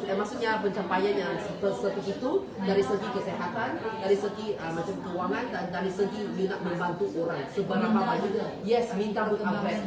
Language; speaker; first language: Malay; non-native, local second language; Chinese